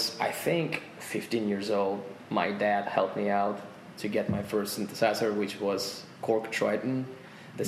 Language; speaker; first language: English; non-native, fluent; Russian